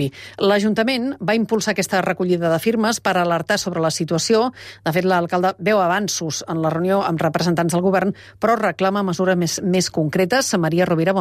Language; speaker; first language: Catalan; native; Catalan